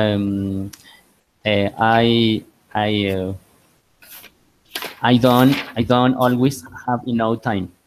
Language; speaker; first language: English; non-native, learner; Spanish